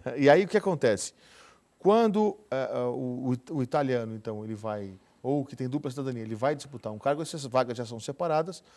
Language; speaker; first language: Portuguese; native; Portuguese